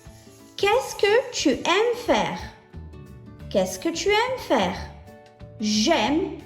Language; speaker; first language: French; non-native, fluent; English